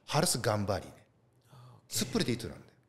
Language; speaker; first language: Indonesian; non-native, learner; Japanese